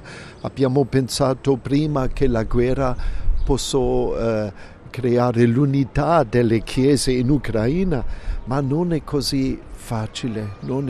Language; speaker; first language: Italian; non-native, fluent; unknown